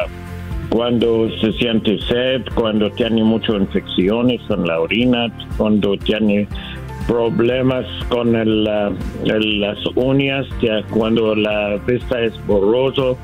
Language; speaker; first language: Spanish; non-native, learner; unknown